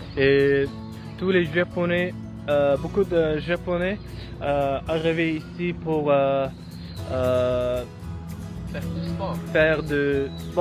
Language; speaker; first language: French; non-native, learner; Mongolian